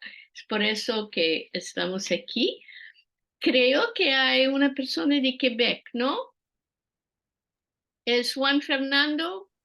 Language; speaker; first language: Spanish; non-native, fluent; French